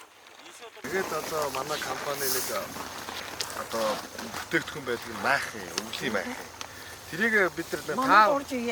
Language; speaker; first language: Mongolian; native; Mongolian